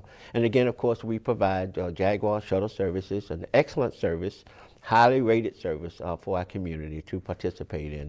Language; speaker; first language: English; native; English